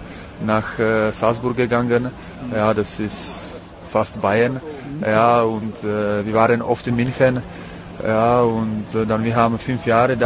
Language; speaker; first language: German; non-native, fluent; Czech